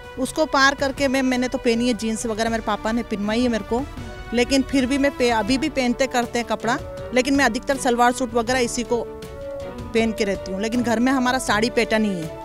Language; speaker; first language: Hindi; native; Hindi